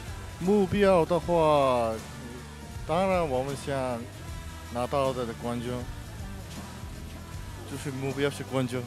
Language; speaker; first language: Chinese; non-native, learner; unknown